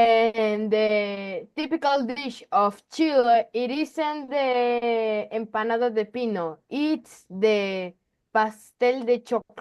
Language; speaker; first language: English; non-native, learner; Spanish